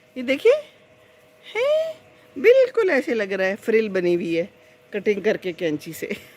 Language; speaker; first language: Urdu; non-native, local second language; Punjabi